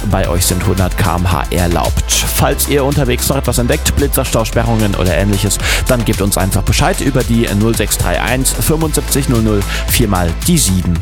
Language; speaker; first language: German; native; German